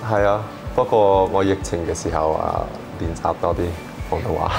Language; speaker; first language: Cantonese; early bilingual, other home language; English